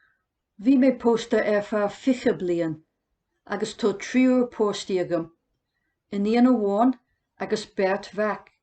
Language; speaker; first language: Irish; non-native, learner; English